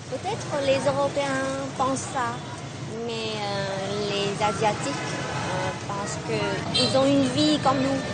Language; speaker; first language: French; non-native, learner; Vietnamese